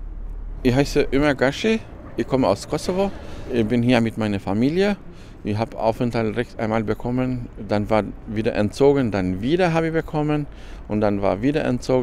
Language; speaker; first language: German; non-native, fluent; Albanian